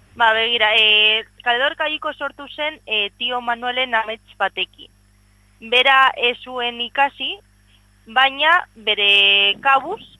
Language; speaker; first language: Basque; non-native, local second language; Spanish